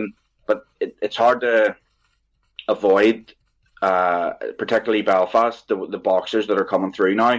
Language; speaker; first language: English; native; English